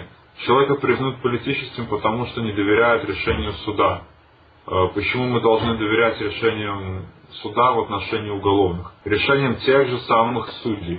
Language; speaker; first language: Russian; native; Russian